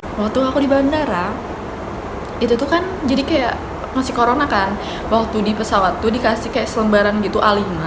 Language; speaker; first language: Indonesian; native; Indonesian